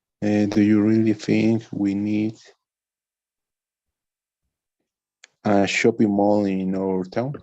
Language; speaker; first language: English; non-native, learner; Spanish